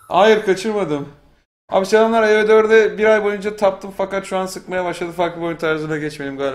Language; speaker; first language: Turkish; native; Turkish